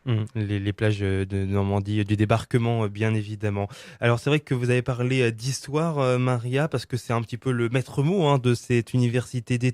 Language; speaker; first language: French; native; French